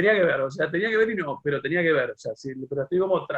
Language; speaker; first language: Spanish; native; Spanish